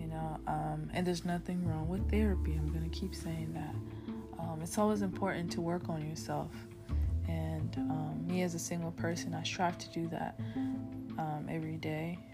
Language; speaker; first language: English; early bilingual, other home language; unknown